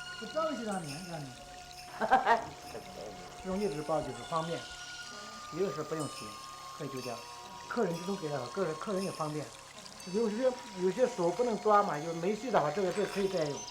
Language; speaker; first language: Chinese; non-native, local second language; Tibetan